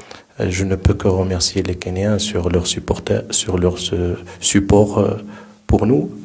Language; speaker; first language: French; non-native, local second language; Arabic